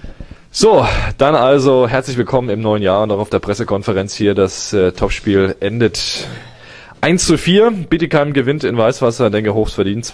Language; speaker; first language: German; native; German